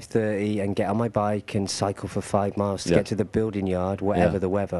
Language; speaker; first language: English; native; English